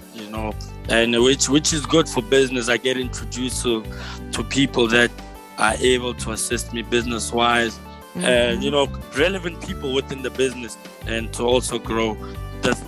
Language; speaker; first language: English; non-native, local second language; Tswana